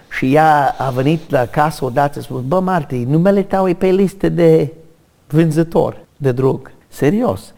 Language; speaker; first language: Romanian; non-native, learner; English